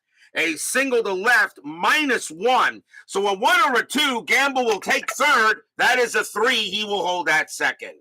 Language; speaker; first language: English; native; English